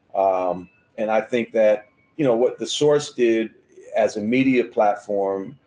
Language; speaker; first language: English; native; English